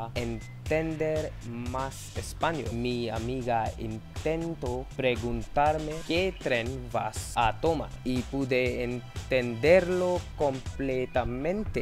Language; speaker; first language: Spanish; non-native, learner; English